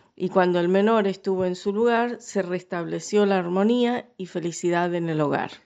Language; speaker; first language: Spanish; non-native, fluent; English